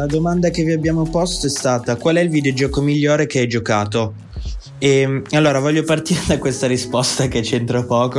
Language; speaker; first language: Italian; native; Italian